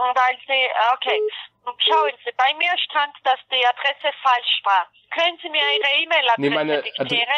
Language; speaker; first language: German; non-native, fluent; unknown